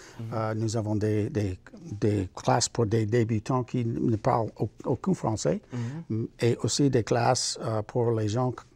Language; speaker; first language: French; non-native, learner; English